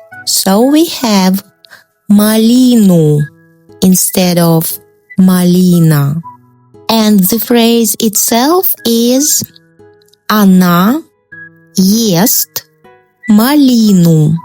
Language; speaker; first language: English; non-native, fluent; Russian